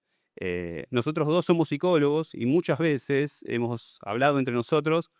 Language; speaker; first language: Spanish; native; Spanish